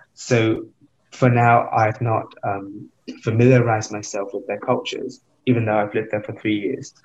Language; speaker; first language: English; non-native, fluent; Vietnamese